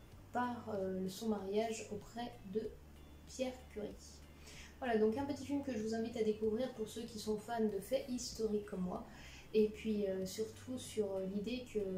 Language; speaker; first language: French; native; French